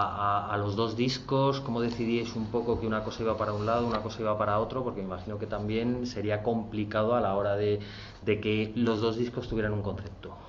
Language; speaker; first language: Spanish; native; Spanish